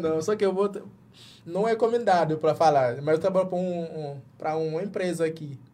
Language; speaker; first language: Portuguese; non-native, fluent; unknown